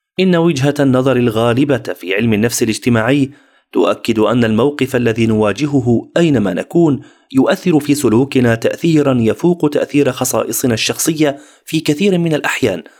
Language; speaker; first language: Arabic; native; Arabic